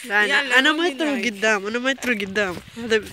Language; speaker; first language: Arabic; non-native, learner; Bangla